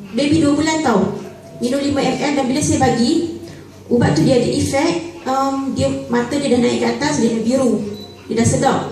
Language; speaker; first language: Malay; native; Malay